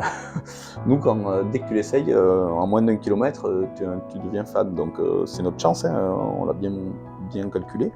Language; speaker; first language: French; native; French